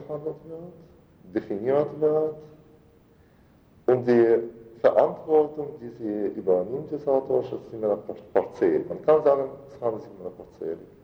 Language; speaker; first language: German; non-native, fluent; Russian